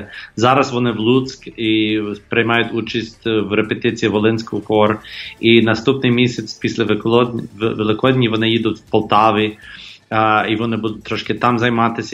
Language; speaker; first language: Ukrainian; non-native, fluent; English